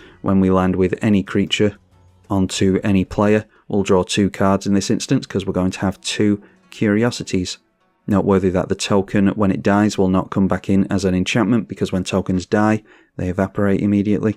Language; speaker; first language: English; native; English